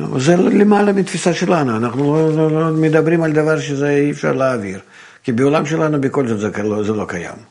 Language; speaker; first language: Hebrew; non-native, fluent; Russian